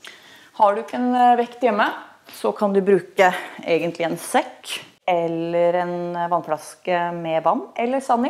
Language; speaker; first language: Norwegian; native; Norwegian